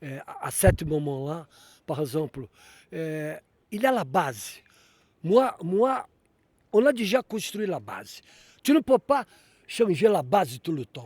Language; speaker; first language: French; non-native, learner; Portuguese